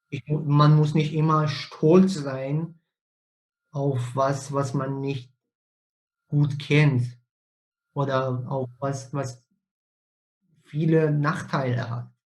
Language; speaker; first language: German; non-native, fluent; Persian